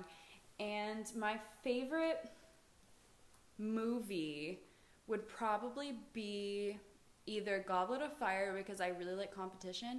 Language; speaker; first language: English; native; English